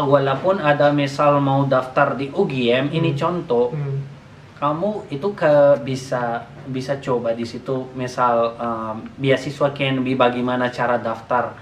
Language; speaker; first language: Indonesian; non-native, learner; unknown